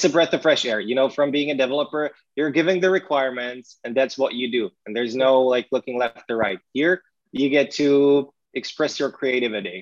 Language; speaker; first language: English; non-native, fluent; Czech